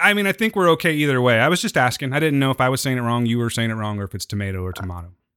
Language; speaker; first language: English; native; English